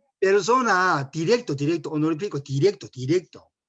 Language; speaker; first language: Spanish; non-native, learner; Korean